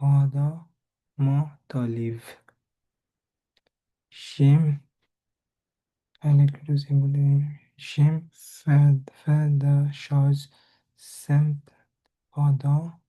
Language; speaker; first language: French; non-native, learner; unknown